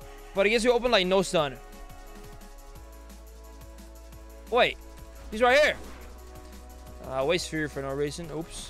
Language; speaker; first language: English; non-native, fluent; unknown